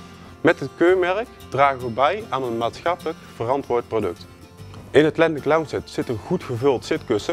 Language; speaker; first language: Dutch; native; Dutch